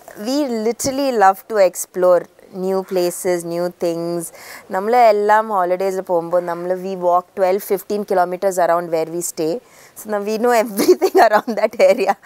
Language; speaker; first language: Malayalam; early bilingual, heritage; Malayalam